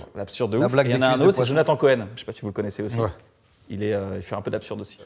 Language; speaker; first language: French; native; French